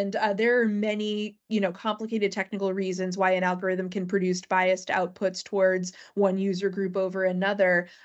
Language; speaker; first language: English; native; English